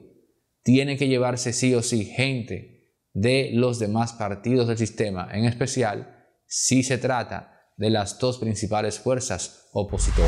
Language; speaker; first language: Spanish; native; Spanish